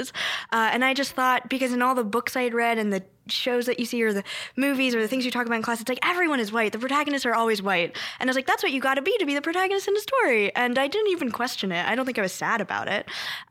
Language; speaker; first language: English; early bilingual, other home language; Korean